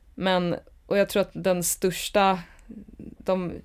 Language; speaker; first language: Swedish; native; Swedish